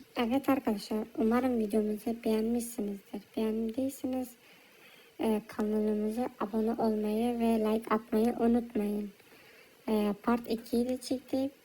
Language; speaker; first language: Turkish; early bilingual, heritage; Turkish